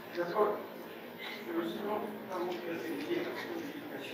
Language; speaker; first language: French; non-native, local second language; Arabic